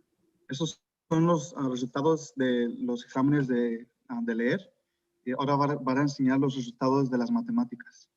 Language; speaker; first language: Spanish; early bilingual, heritage; Spanish